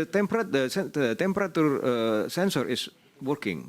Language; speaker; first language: English; non-native, learner; Indonesian